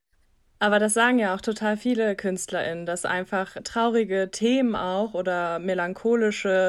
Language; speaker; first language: German; native; German